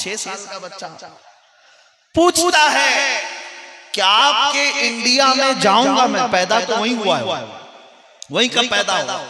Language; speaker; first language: Urdu; native; Urdu